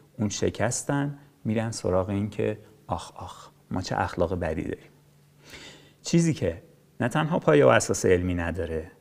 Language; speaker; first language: Persian; native; Persian